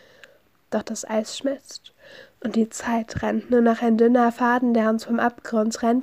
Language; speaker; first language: German; native; German